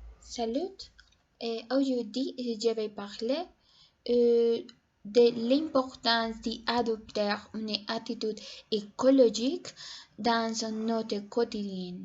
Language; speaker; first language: French; non-native, learner; Spanish